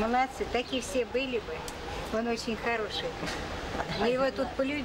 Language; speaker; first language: Russian; native; Russian